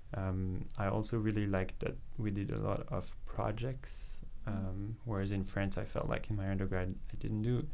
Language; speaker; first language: English; non-native, fluent; French